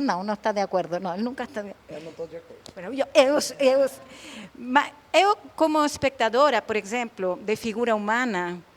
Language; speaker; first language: Portuguese; non-native, fluent; Spanish